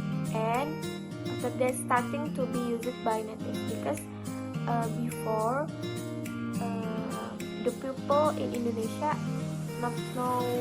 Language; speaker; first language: English; non-native, learner; Indonesian